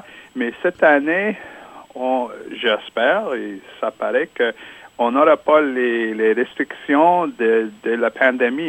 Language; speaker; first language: French; non-native, local second language; English